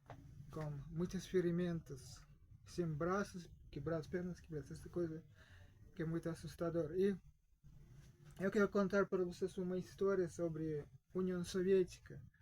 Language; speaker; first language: Portuguese; non-native, fluent; Russian